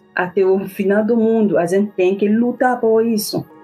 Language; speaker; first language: Portuguese; non-native, fluent; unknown